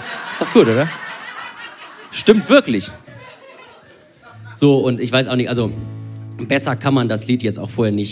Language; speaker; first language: German; native; German